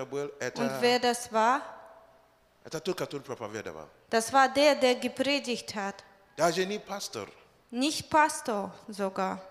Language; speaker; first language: German; non-native, fluent; Russian